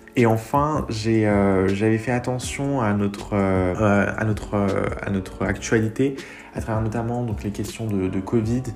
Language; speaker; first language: French; native; French